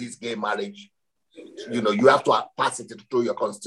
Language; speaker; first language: English; non-native, local second language; Yoruba